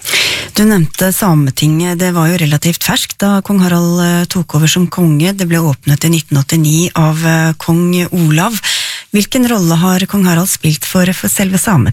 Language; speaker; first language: Norwegian; native; Norwegian